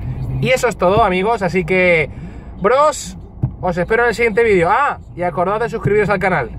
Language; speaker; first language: Spanish; native; Spanish